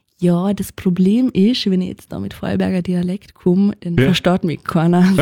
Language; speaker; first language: German; native; German